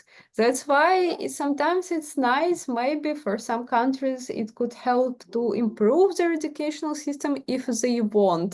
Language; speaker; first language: English; non-native, learner; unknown